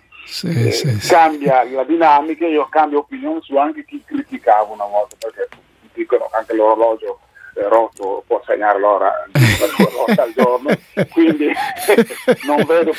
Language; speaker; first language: Italian; non-native, fluent; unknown